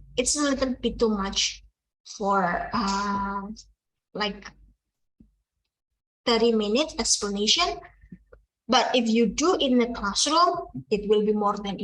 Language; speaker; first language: English; non-native, fluent; Indonesian